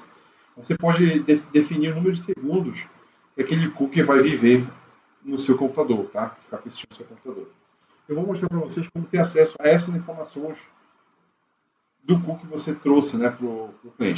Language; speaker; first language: Portuguese; native; Portuguese